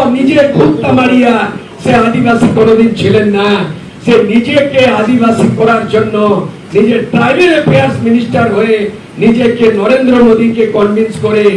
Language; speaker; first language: Bangla; non-native, local second language; Santali